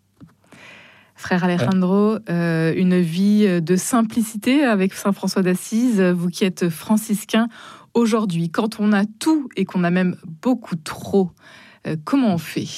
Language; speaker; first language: French; native; French